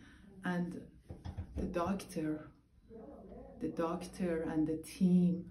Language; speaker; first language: English; non-native, learner; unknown